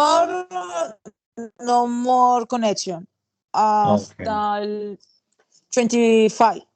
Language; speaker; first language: English; non-native, learner; Spanish